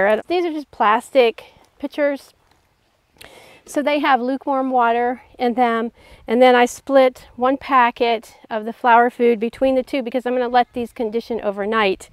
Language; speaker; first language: English; native; English